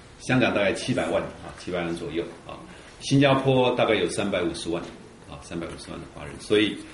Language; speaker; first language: Chinese; early bilingual, heritage; Chinese